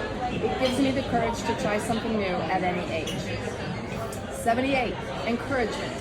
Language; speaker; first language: English; native; English